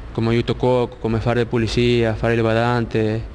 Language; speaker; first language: Italian; non-native, learner; Spanish